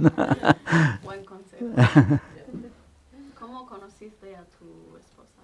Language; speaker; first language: Spanish; non-native, fluent; English